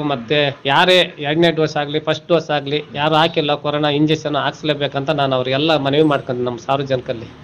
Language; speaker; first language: Kannada; non-native, local second language; Telugu